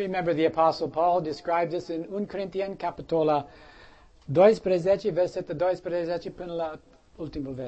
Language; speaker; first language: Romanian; non-native, learner; English